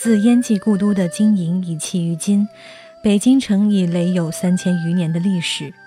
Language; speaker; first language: Chinese; native; Chinese